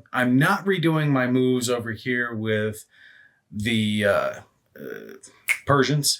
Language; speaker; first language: English; native; English